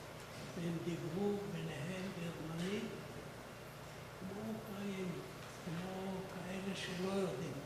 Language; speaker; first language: Hebrew; non-native, fluent; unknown